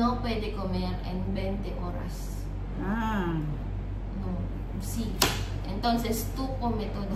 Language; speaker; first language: Spanish; non-native, learner; Filipino